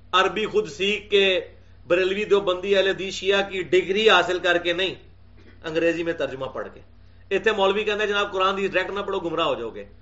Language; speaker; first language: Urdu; non-native, local second language; Punjabi